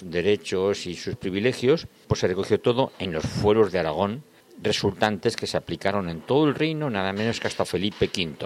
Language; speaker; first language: Spanish; native; Spanish